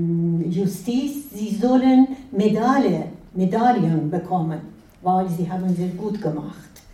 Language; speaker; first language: German; non-native, fluent; Persian